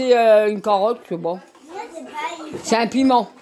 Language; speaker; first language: French; native; French